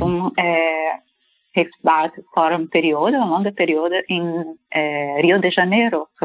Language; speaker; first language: Dutch; non-native, learner; Portuguese